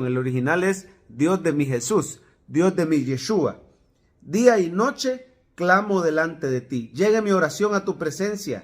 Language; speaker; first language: Spanish; native; Spanish